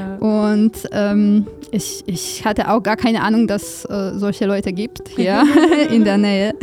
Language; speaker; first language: German; non-native, fluent; Polish